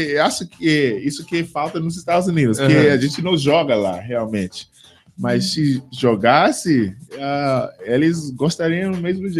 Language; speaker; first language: Portuguese; non-native, fluent; English